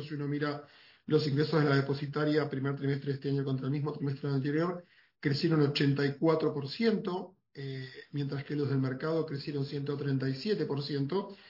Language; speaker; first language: Spanish; native; Spanish